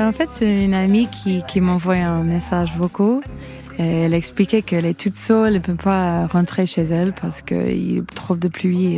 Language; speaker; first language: French; non-native, fluent; English